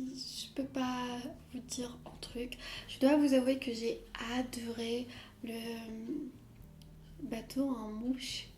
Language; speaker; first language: French; non-native, fluent; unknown